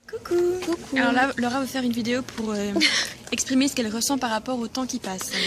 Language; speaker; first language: French; native; French